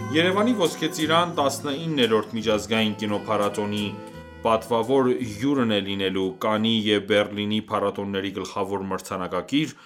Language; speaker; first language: Armenian; early bilingual, heritage; Armenian